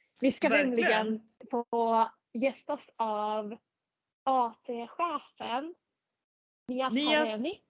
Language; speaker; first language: Swedish; non-native, fluent; Finnish